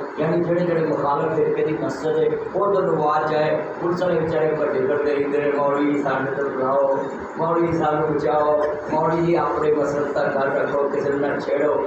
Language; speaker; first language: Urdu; non-native, local second language; Punjabi